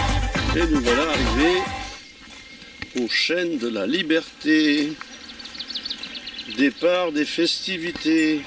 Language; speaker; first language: French; native; French